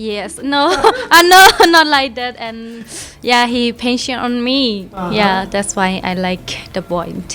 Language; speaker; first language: English; non-native, learner; Chinese